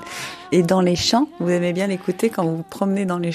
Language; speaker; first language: French; native; French